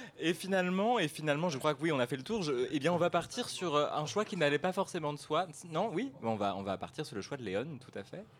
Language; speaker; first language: French; native; French